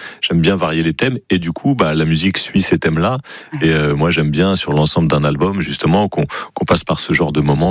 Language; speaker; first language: French; native; French